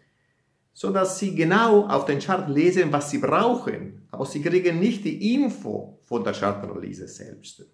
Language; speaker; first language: German; non-native, fluent; Italian